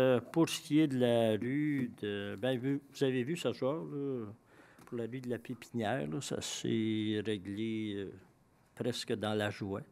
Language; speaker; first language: French; native; French